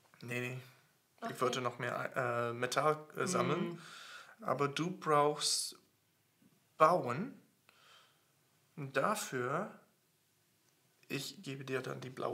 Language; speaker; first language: German; non-native, fluent; English